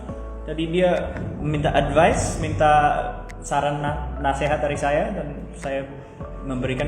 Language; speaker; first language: Indonesian; non-native, fluent; English